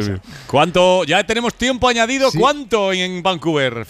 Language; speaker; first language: Spanish; native; Spanish